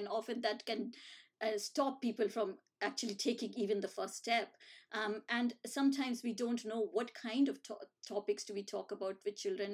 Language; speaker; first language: English; non-native, local second language; Hindi